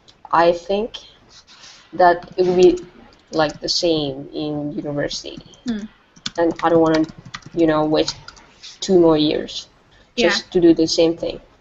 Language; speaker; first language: English; non-native, fluent; Vietnamese